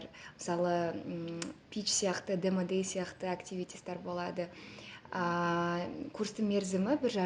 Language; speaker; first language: Kazakh; non-native, local second language; Russian